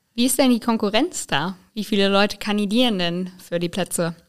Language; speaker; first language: German; native; German